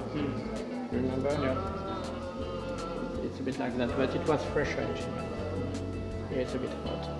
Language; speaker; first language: English; non-native, learner; French